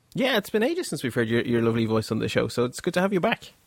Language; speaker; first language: English; non-native, fluent; Dutch